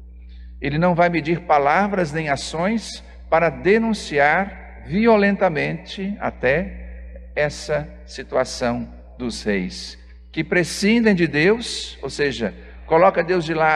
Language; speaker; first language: Portuguese; native; Portuguese